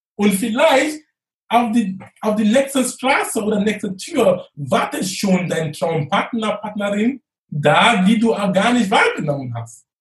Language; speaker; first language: German; non-native, fluent; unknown